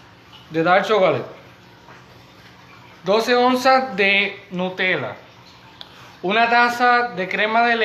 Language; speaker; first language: Spanish; native; Spanish